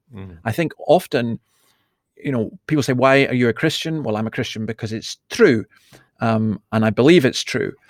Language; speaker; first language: English; native; English